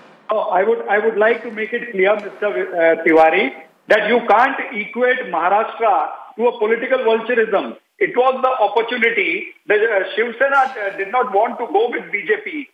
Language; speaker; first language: English; non-native, local second language; Hindi